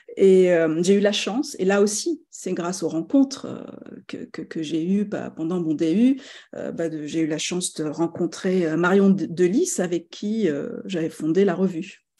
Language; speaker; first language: French; non-native, local second language; Arabic